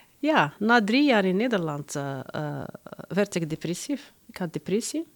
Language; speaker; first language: Dutch; non-native, fluent; Arabic